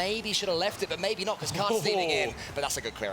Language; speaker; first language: English; native; English